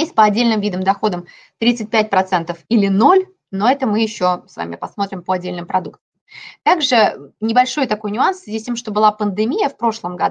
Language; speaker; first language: Russian; native; Russian